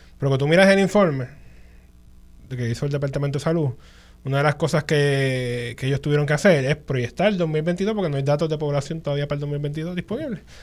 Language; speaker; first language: Spanish; native; Spanish